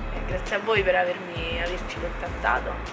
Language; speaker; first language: Italian; native; Italian